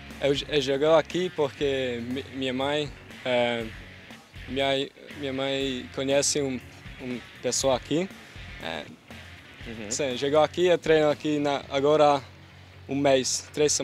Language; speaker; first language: Portuguese; non-native, learner; Italian